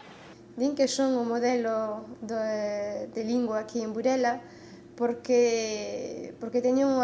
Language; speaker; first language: Galician; non-native, fluent; French